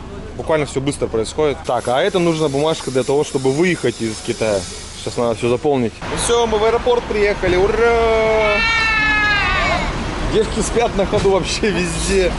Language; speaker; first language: Russian; native; Russian